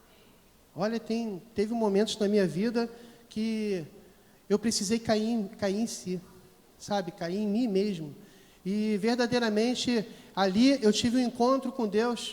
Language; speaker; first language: Portuguese; native; Portuguese